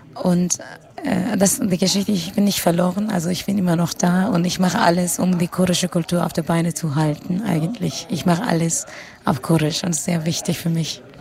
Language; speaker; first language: German; non-native, fluent; Kurdish